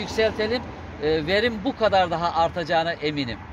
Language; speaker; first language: Turkish; native; Turkish